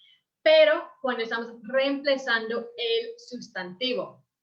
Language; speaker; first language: Spanish; early bilingual, heritage; English